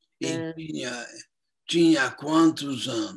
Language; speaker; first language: Portuguese; non-native, fluent; English